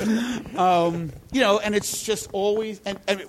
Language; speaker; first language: English; native; English